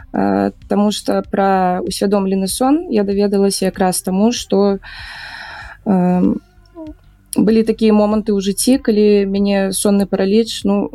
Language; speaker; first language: Belarusian; native; Belarusian